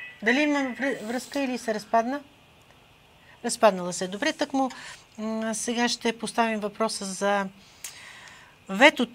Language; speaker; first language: Bulgarian; native; Bulgarian